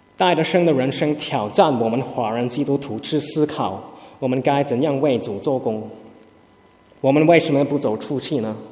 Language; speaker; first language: Chinese; early bilingual, heritage; Chinese